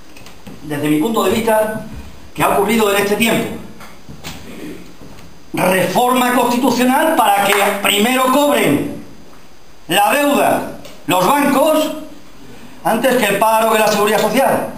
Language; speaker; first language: Spanish; native; Spanish